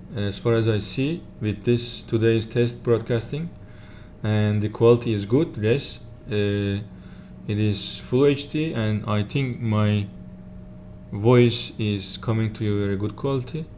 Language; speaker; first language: English; non-native, learner; Turkish